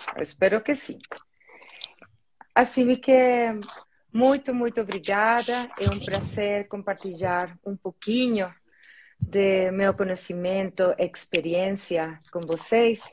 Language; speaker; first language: Portuguese; non-native, learner; Spanish